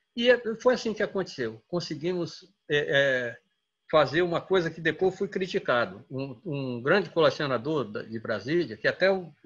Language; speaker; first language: Portuguese; native; Portuguese